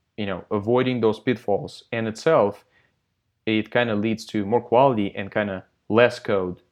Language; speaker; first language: English; non-native, fluent; Russian